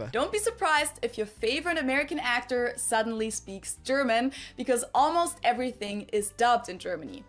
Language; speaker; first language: English; non-native, fluent; German